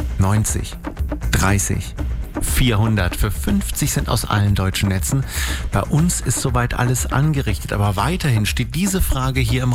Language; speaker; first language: German; native; German